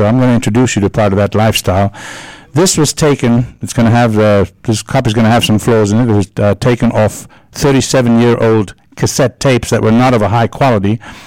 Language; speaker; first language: English; native; English